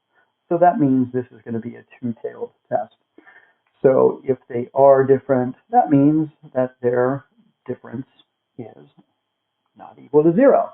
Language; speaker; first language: English; native; English